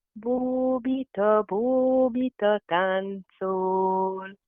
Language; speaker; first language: French; non-native, fluent; Hungarian